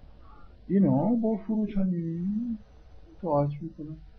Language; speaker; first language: Persian; non-native, fluent; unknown